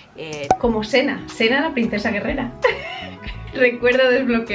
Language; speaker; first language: Spanish; native; Spanish